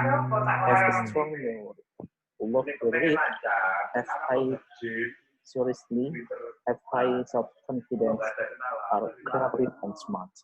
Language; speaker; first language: English; non-native, learner; Indonesian